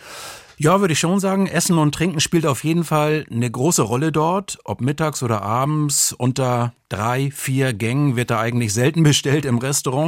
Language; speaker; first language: German; native; German